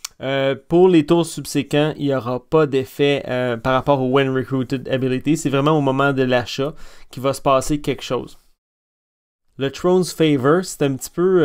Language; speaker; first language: French; native; French